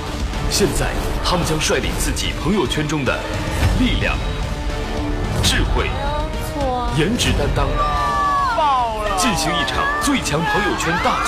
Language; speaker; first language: Chinese; native; Chinese